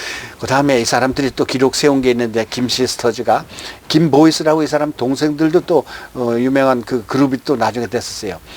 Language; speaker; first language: Korean; native; Korean